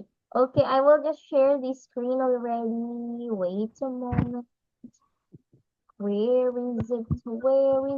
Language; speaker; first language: English; non-native, local second language; Filipino